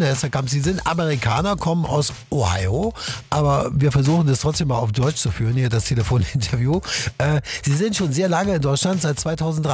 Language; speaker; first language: German; native; German